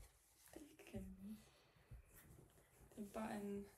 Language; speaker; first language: Danish; non-native, learner; German